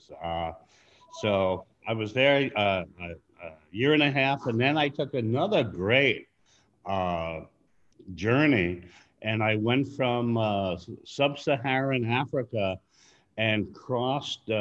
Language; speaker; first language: English; native; English